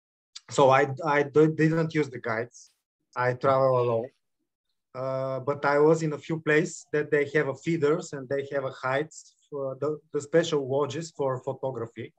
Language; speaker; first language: English; non-native, learner; Bulgarian